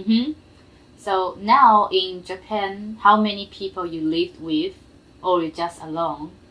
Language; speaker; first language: English; non-native, learner; Japanese